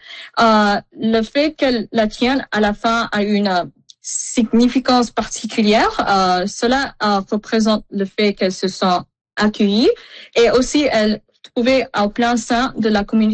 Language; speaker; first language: French; non-native, local second language; English